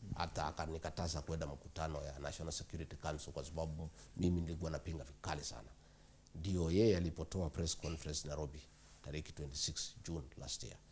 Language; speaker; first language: Swahili; non-native, local second language; Kikuyu